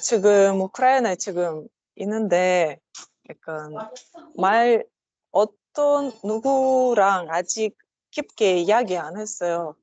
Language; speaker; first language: Korean; non-native, learner; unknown